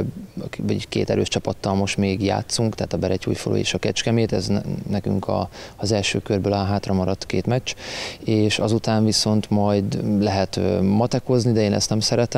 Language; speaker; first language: Hungarian; native; Hungarian